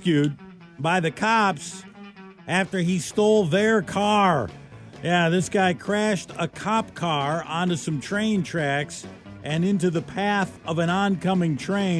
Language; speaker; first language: English; native; English